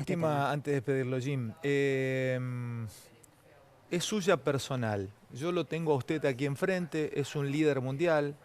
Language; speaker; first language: Spanish; native; Spanish